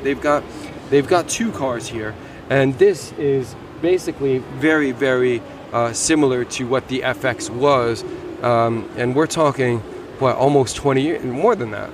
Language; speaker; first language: English; native; English